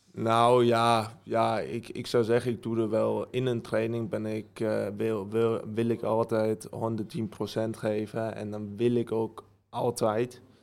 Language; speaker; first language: Dutch; early bilingual, heritage; Dutch